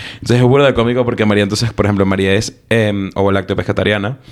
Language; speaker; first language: Spanish; early bilingual, heritage; Spanish